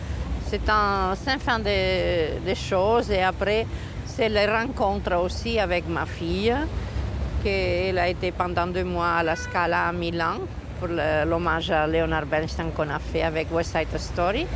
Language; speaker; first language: French; non-native, fluent; Spanish